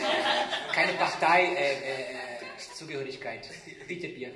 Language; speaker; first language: German; non-native, fluent; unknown